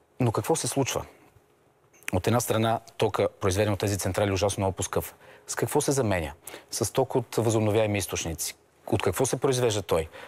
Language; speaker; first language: Bulgarian; native; Bulgarian